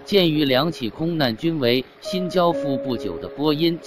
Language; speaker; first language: Chinese; native; Chinese